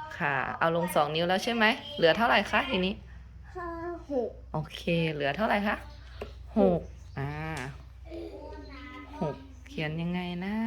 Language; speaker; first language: Thai; native; Thai